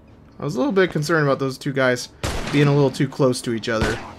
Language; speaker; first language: English; native; English